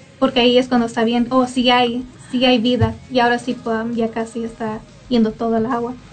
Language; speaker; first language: Spanish; early bilingual, heritage; Spanish